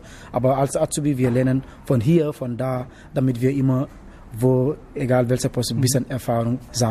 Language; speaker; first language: German; non-native, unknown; Wolof